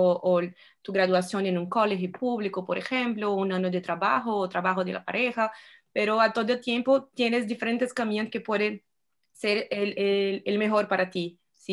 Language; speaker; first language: Spanish; non-native, fluent; Portuguese